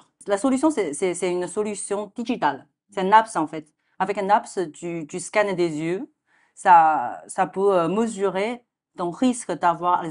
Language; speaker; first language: French; non-native, fluent; Chinese